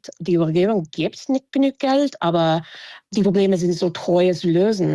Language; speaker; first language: German; non-native, fluent; English